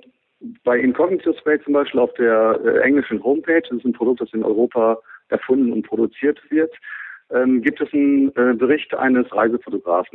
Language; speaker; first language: German; native; German